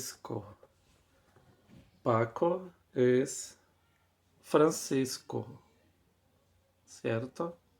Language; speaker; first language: Spanish; non-native, fluent; Portuguese